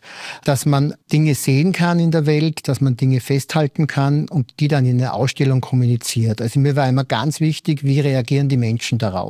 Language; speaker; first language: German; native; German